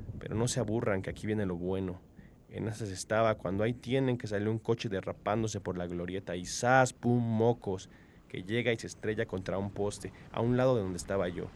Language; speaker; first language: Spanish; native; Spanish